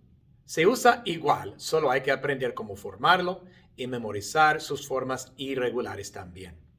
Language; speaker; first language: Spanish; non-native, fluent; English